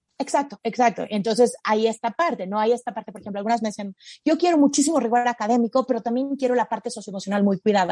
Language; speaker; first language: Spanish; native; Spanish